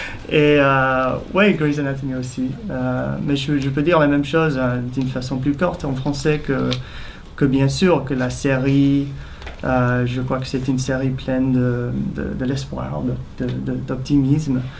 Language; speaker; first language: French; non-native, fluent; English